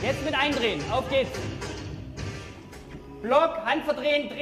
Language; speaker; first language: German; native; German